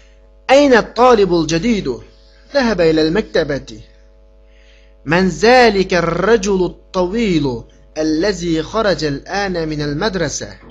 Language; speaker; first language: Arabic; non-native, fluent; Uyghur